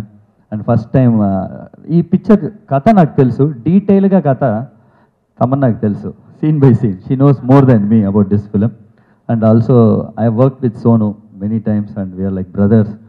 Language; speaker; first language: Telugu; non-native, learner; Tamil